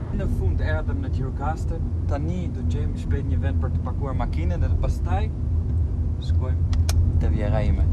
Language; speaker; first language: Albanian; non-native, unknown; Dutch